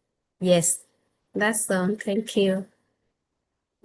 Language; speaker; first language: English; non-native, learner; Vietnamese